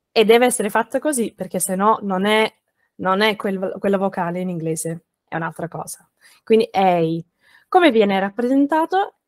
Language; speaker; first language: Italian; non-native, fluent; English